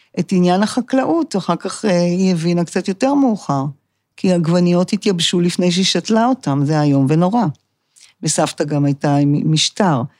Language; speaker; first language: Hebrew; native; Hebrew